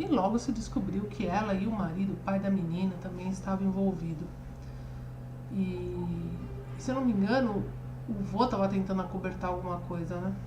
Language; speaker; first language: Portuguese; native; Portuguese